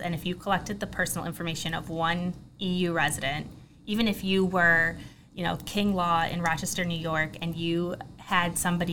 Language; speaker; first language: English; native; English